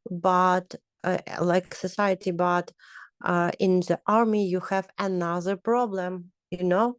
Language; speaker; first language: English; non-native, learner; Ukrainian